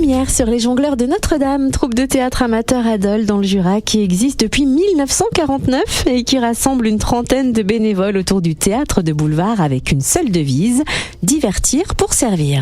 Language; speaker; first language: French; native; French